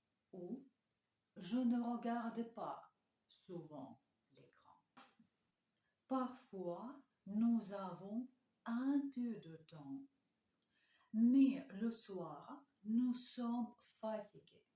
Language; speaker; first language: French; non-native, fluent; Russian